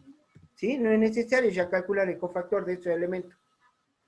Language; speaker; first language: Spanish; native; Spanish